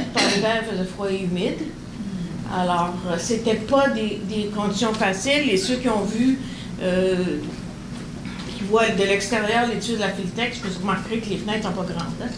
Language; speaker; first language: French; native; French